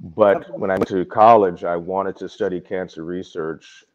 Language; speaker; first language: English; native; English